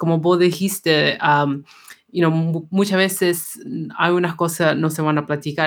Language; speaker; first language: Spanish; early bilingual, heritage; Spanish